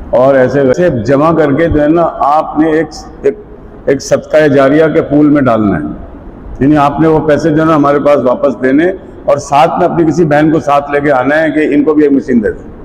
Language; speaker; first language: Urdu; native; Urdu